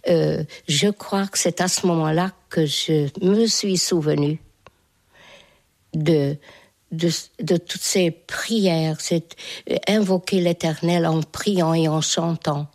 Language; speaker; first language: French; non-native, fluent; Hungarian